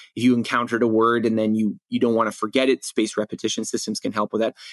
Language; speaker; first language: English; native; English